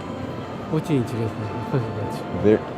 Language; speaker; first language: Russian; non-native, fluent; Japanese